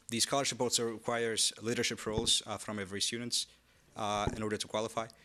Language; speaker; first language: English; non-native, fluent; Amharic